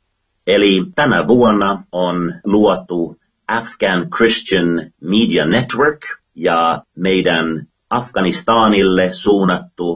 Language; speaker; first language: Finnish; non-native, fluent; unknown